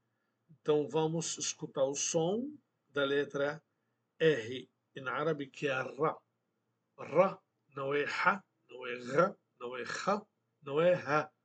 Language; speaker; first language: Portuguese; non-native, fluent; Arabic